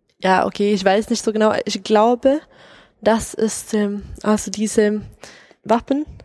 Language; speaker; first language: German; non-native, fluent; Swedish